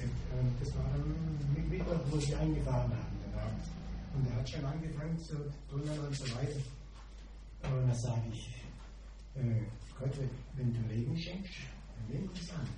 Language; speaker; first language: German; non-native, fluent; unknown